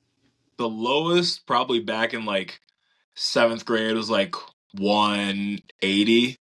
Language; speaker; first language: English; native; English